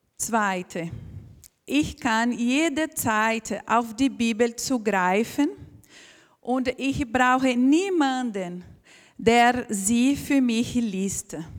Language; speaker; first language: German; non-native, fluent; Portuguese